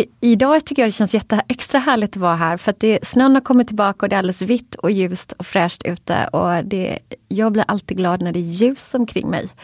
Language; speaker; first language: Swedish; native; Swedish